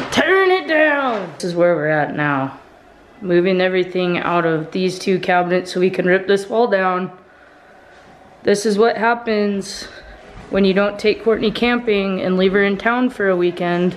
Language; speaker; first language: English; native; English